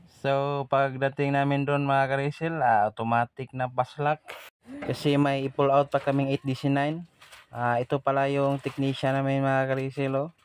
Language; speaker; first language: Filipino; non-native, local second language; Cebuano